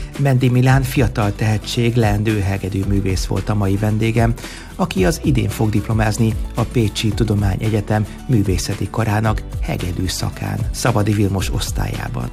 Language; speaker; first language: Hungarian; native; Hungarian